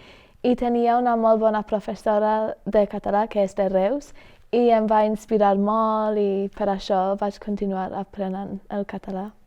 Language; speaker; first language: Catalan; non-native, fluent; English